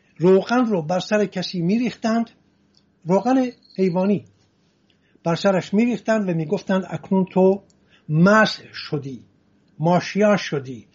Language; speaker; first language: Persian; non-native, local second language; Assyrian Neo-Aramaic